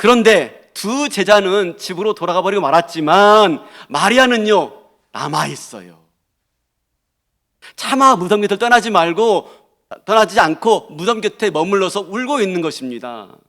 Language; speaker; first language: Korean; native; Korean